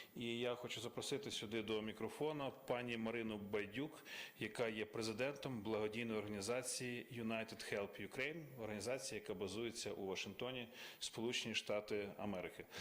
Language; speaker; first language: Ukrainian; native; Ukrainian